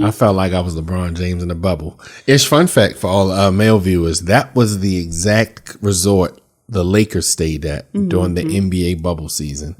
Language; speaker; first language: English; native; English